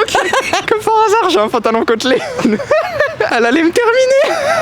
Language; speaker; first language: French; native; French